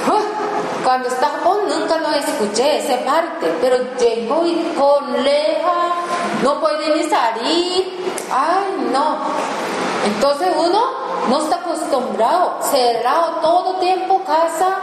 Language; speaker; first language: Spanish; non-native, learner; Japanese